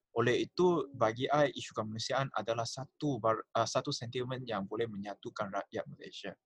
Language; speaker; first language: Malay; non-native, local second language; Chinese